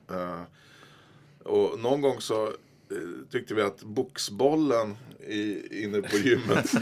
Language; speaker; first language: Swedish; native; Swedish